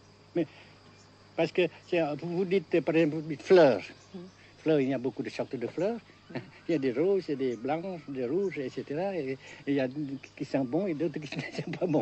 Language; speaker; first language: French; non-native, fluent; Vietnamese